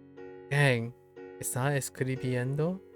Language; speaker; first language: Spanish; non-native, learner; English